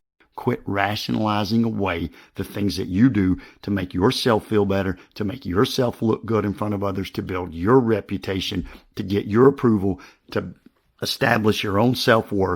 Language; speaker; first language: English; native; English